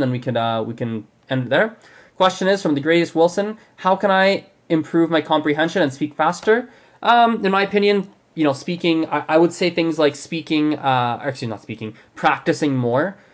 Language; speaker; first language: English; native; English